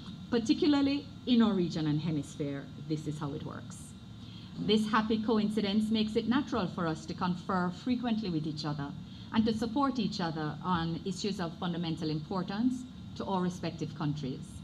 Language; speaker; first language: English; native; English